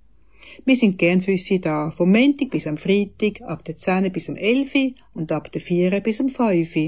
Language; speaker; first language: German; native; German